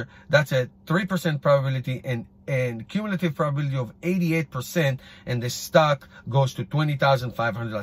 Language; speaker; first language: English; non-native, fluent; Hebrew